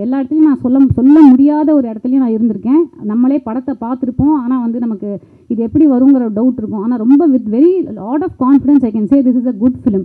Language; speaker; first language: Tamil; native; Tamil